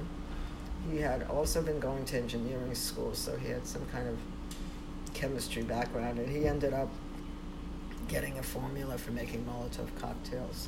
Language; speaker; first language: English; early bilingual, other home language; Polish